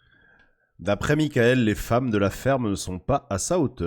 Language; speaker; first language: French; native; French